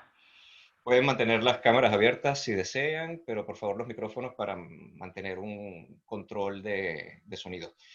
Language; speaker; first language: Spanish; native; Spanish